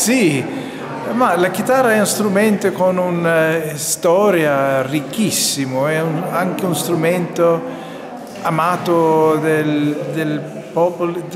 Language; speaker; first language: Italian; non-native, fluent; Swedish